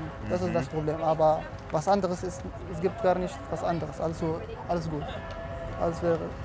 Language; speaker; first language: German; non-native, fluent; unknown